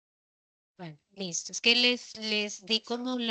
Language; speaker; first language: Spanish; native; Spanish